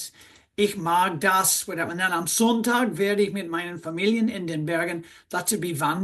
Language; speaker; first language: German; non-native, fluent; English